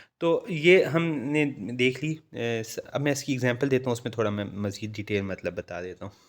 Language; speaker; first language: Urdu; native; Urdu